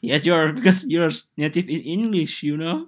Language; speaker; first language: English; non-native, learner; Indonesian